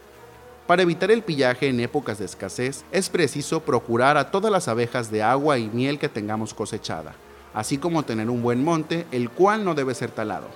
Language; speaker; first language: Spanish; native; Spanish